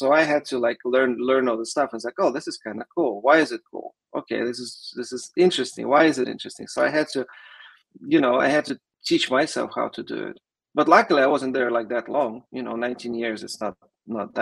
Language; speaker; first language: English; non-native, fluent; Russian